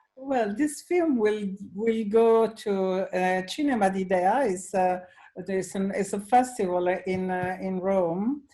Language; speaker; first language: English; non-native, learner; Italian